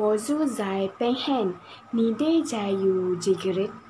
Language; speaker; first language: Chinese; non-native, learner; Malay